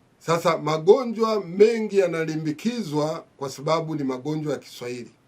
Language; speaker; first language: Swahili; native; Swahili